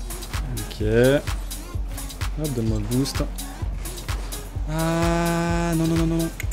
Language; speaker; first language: French; native; French